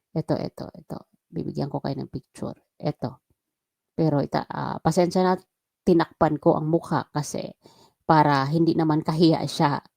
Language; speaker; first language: Filipino; non-native, local second language; Waray